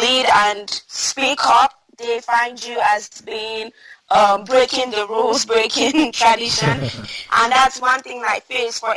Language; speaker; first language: English; non-native, local second language; Hausa